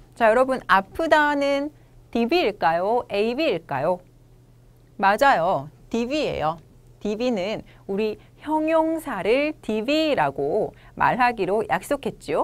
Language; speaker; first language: Korean; native; Korean